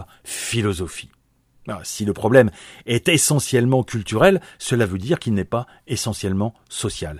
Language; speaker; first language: French; native; French